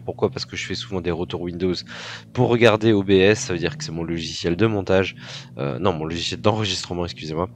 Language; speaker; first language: French; native; French